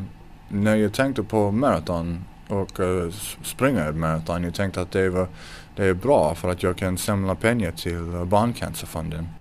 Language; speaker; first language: Swedish; non-native, fluent; English